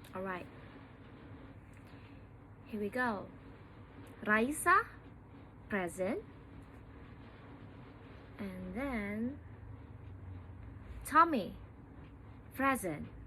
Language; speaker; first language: English; non-native, learner; Indonesian